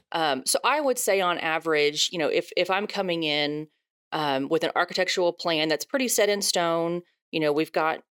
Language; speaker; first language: English; native; English